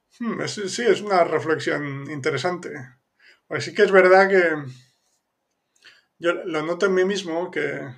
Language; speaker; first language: Spanish; native; Spanish